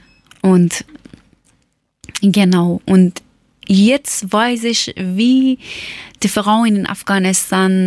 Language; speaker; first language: German; non-native, learner; Persian